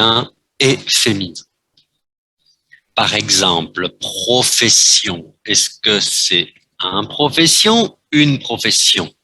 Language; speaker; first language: French; non-native, fluent; Vietnamese